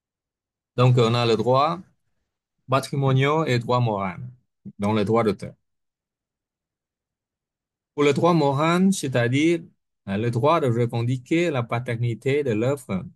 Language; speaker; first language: French; non-native, fluent; Vietnamese